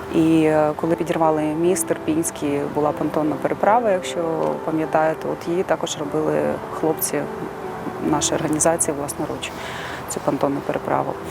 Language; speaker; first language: Ukrainian; native; Ukrainian